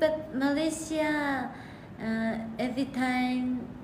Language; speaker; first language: English; non-native, learner; Japanese